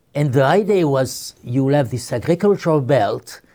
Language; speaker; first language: English; non-native, fluent; French